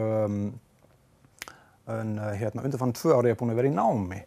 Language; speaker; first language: Icelandic; non-native, fluent; Danish